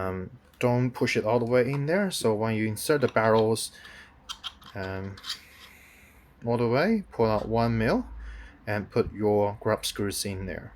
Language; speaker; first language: English; non-native, fluent; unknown